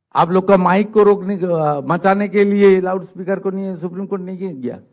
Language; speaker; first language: Hindi; non-native, local second language; Bangla